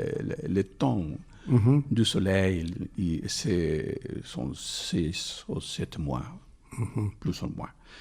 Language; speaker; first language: French; non-native, fluent; Spanish